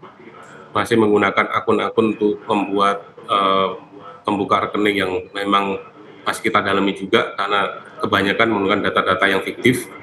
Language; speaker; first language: Indonesian; native; Indonesian